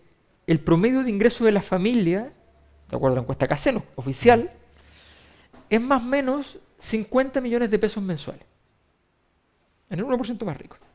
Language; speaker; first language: Spanish; native; Spanish